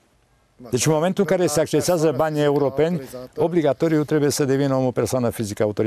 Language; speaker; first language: Romanian; native; Romanian